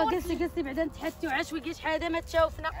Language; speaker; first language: Arabic; native; Arabic